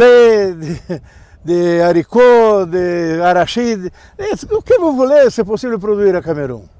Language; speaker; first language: French; non-native, learner; Portuguese